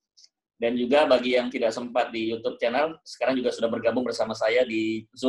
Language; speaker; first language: Indonesian; native; Indonesian